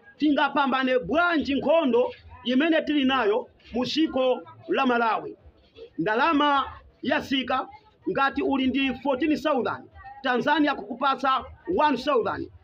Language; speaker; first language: Nyanja; non-native, local second language; Tumbuka